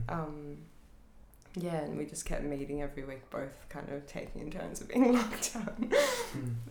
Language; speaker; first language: English; native; English